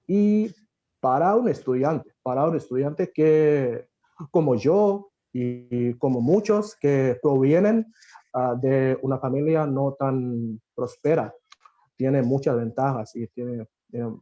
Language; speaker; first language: Spanish; non-native, fluent; Bangla